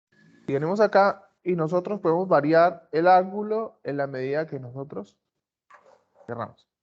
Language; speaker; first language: Spanish; native; Spanish